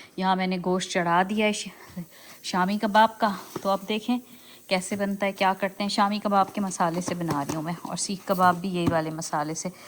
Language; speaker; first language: Urdu; native; Urdu